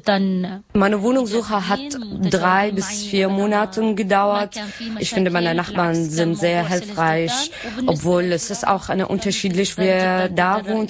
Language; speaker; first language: German; non-native, learner; Arabic